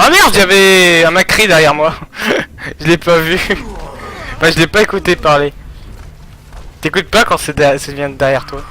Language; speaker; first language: French; native; French